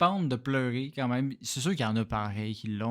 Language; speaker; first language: French; native; French